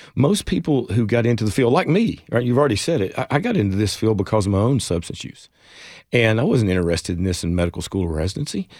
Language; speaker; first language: English; native; English